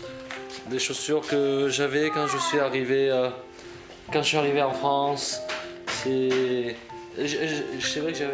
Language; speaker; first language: French; early bilingual, other home language; Korean